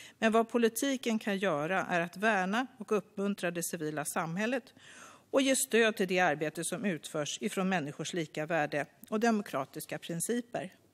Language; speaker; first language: Swedish; native; Swedish